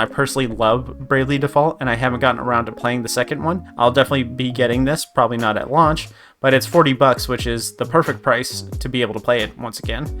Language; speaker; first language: English; native; English